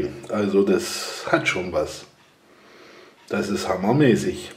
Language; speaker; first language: German; native; German